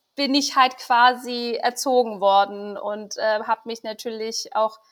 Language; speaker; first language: German; early bilingual, other home language; Persian